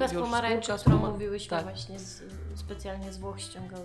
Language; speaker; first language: Polish; native; Polish